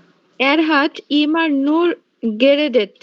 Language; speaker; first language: German; non-native, learner; Bangla